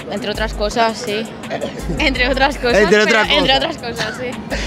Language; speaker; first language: Spanish; native; Spanish